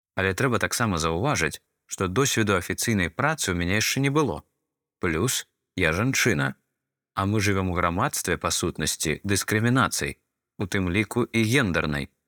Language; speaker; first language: Belarusian; non-native, local second language; Russian